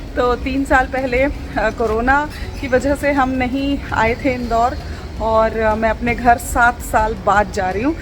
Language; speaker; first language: Hindi; native; Hindi